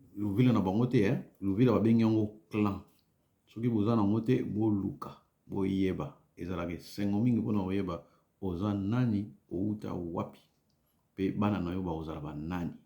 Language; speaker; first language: Lingala; non-native, local second language; Kongo